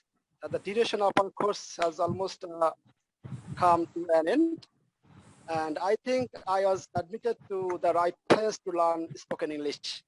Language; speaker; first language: English; non-native, learner; Bangla